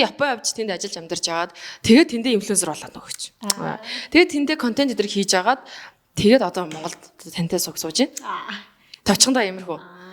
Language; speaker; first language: Mongolian; native; Mongolian